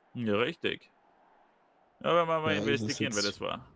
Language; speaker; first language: German; native; German